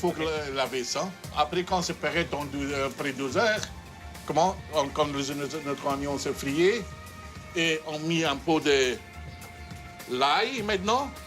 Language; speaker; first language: French; non-native, fluent; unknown